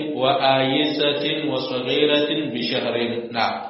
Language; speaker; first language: Arabic; non-native, fluent; Swahili